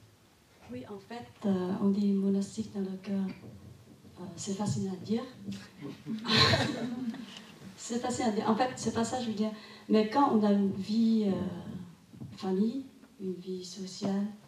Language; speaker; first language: French; non-native, fluent; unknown